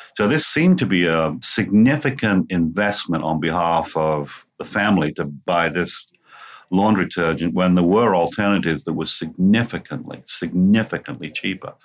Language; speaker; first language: English; native; English